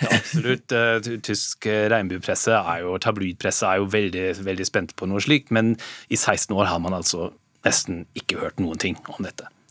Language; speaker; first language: Norwegian; non-native, fluent; German